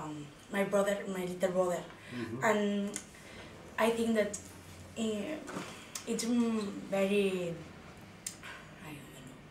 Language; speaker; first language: English; non-native, learner; Spanish